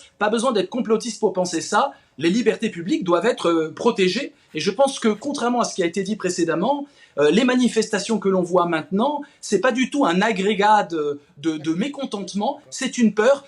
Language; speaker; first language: French; native; French